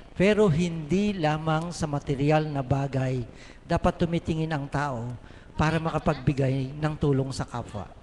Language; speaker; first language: Filipino; native; Filipino